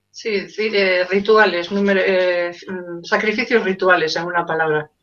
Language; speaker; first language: Spanish; native; Spanish